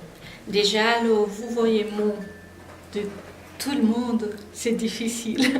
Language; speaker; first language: French; non-native, fluent; Portuguese